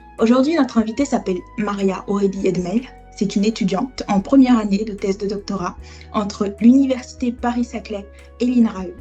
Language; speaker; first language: French; native; French